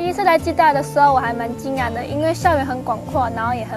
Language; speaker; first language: Chinese; non-native, fluent; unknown